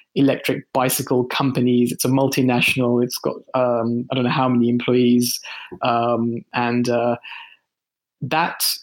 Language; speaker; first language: English; early bilingual, other home language; Hindi